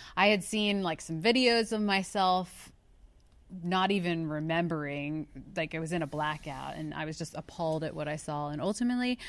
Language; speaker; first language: English; native; English